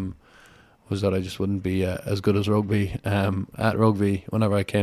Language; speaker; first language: English; native; English